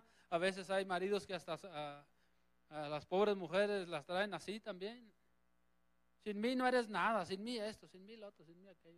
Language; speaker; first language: Spanish; native; Spanish